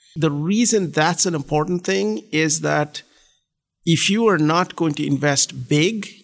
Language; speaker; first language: English; non-native, local second language; Malayalam